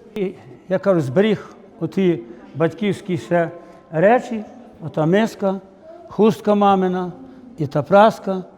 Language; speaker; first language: Ukrainian; native; Ukrainian